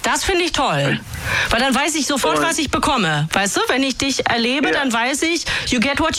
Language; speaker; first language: German; native; German